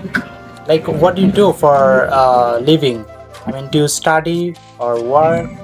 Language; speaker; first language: English; non-native, learner; Bangla